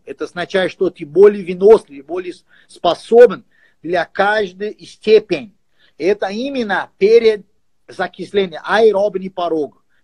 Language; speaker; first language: Russian; non-native, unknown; Portuguese